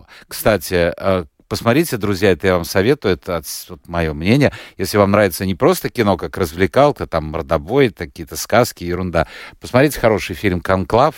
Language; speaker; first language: Russian; native; Russian